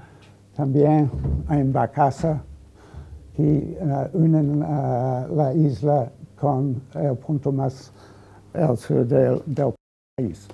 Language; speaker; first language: Spanish; non-native, fluent; English